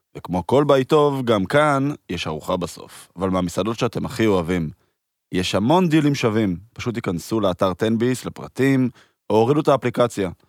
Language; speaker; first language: Hebrew; early bilingual, heritage; Hebrew